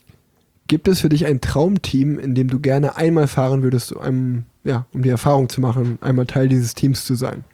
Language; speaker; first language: German; native; German